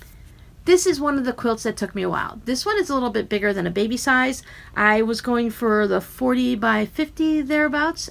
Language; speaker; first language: English; native; English